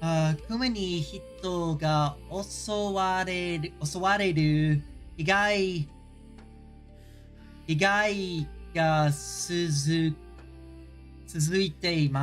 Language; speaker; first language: Japanese; non-native, learner; English